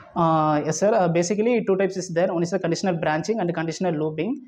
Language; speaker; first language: English; non-native, local second language; Tamil